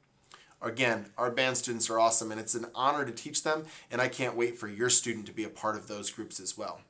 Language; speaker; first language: English; native; English